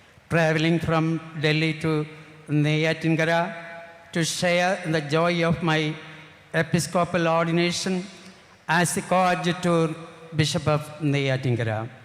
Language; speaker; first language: English; non-native, local second language; Malayalam